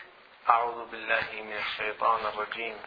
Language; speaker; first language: Arabic; native; Arabic